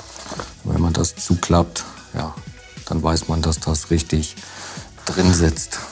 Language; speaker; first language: German; native; German